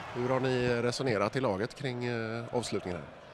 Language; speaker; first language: Swedish; native; Swedish